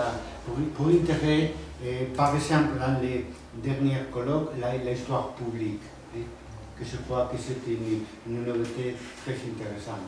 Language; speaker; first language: French; non-native, fluent; Spanish